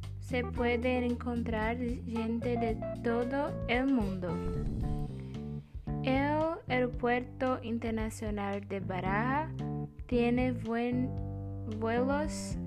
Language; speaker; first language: Spanish; non-native, learner; Portuguese